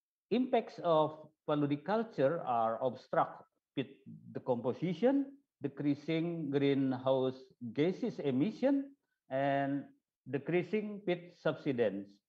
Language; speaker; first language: English; non-native, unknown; Indonesian